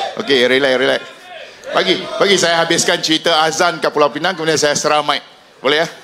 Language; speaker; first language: Malay; non-native, local second language; Min Nan Chinese